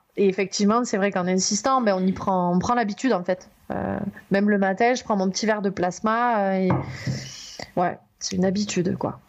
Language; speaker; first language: French; native; French